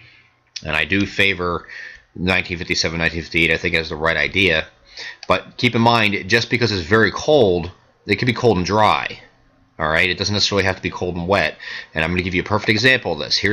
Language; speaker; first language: English; native; English